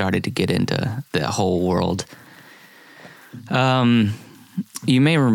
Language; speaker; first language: English; native; English